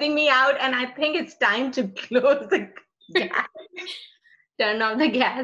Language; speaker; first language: English; non-native, local second language; Hindi